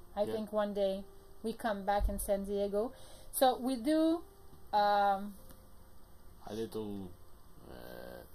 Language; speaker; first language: English; native; English